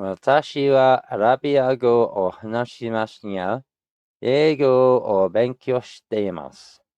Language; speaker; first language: Japanese; non-native, learner; English